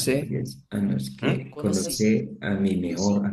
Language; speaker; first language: Spanish; non-native, learner; Filipino